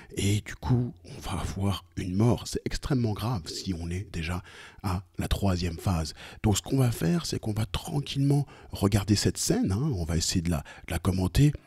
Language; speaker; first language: French; native; French